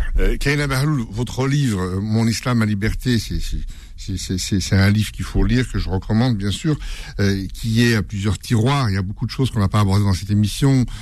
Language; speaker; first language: French; early bilingual, other home language; Kabyle